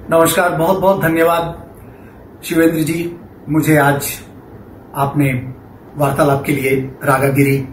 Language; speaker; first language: Hindi; non-native, local second language; Bangla